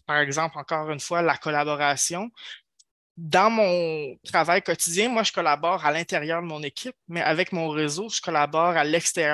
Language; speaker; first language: French; native; French